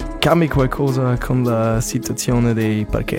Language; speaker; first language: Italian; non-native, learner; German